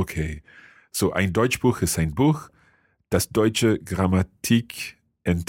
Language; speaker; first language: German; non-native, fluent; English